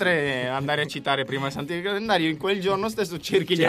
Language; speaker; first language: Italian; native; Italian